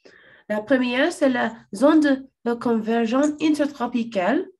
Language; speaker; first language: French; non-native, learner; English